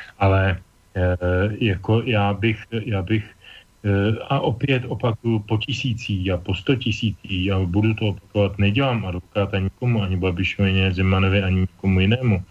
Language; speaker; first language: Czech; native; Czech